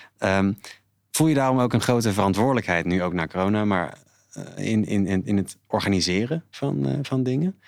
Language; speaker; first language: Dutch; native; Dutch